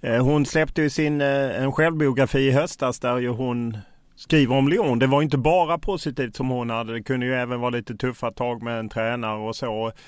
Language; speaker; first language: Swedish; native; Swedish